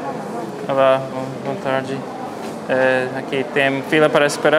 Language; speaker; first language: Portuguese; non-native, learner; English